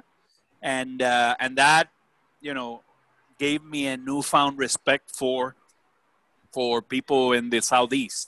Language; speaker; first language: English; non-native, fluent; Spanish